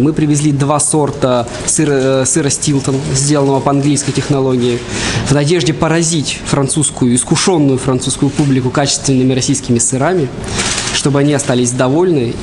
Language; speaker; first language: Russian; native; Russian